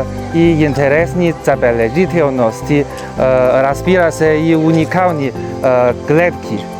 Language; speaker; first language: Bulgarian; non-native, fluent; Chinese